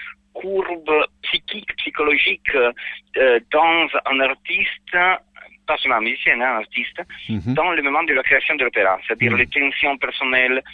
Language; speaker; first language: French; non-native, fluent; Italian